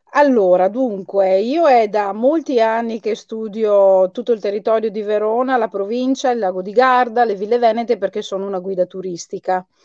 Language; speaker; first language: Italian; native; Italian